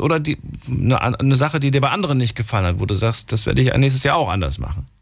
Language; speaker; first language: German; native; German